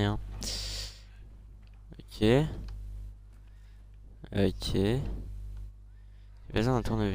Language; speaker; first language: French; native; French